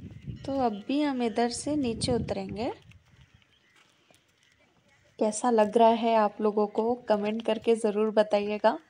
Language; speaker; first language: Hindi; native; Hindi